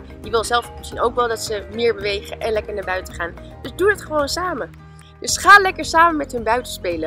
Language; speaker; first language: Dutch; native; Dutch